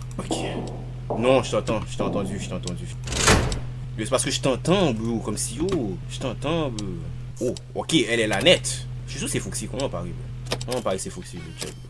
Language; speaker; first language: French; native; French